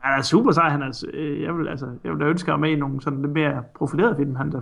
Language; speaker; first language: Danish; native; Danish